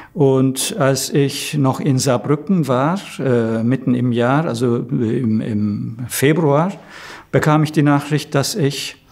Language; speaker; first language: German; non-native, fluent; Turkish